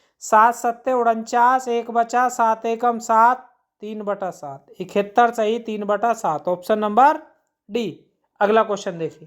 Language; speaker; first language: Hindi; native; Hindi